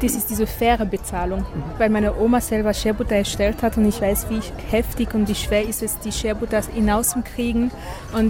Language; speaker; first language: German; non-native, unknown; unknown